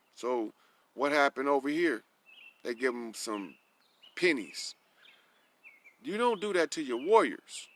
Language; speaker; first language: English; native; English